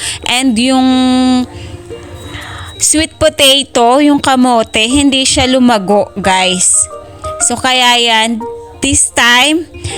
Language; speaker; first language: Filipino; native; Filipino